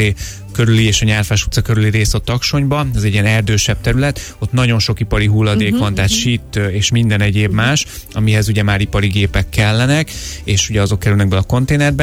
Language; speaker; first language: Hungarian; native; Hungarian